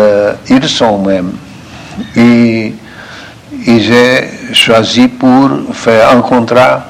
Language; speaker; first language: French; non-native, fluent; Portuguese